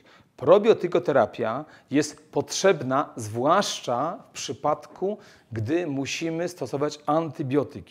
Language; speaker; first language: Polish; native; Polish